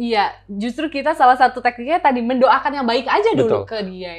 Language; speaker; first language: Indonesian; native; Indonesian